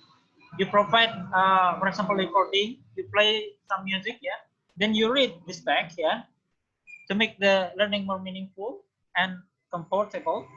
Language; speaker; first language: English; non-native, fluent; Indonesian